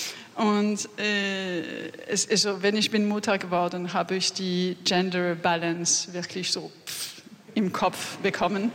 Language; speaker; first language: German; non-native, learner; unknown